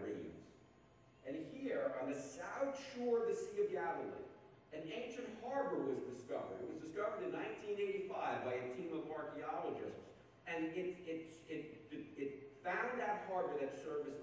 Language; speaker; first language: English; native; English